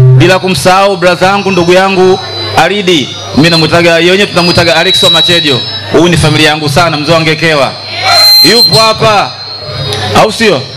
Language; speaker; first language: Swahili; native; Swahili